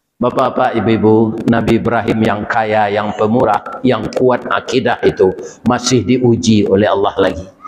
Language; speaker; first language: Malay; non-native, local second language; Minangkabau